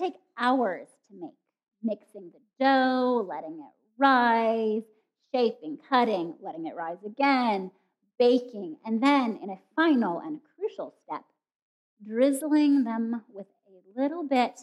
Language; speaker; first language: English; native; English